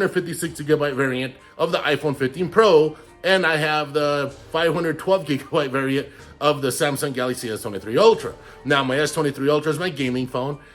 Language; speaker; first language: English; native; English